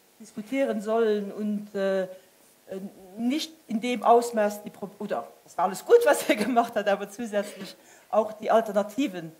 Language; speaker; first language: German; non-native, local second language; Luxembourgish